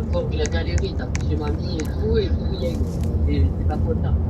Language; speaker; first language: French; native; French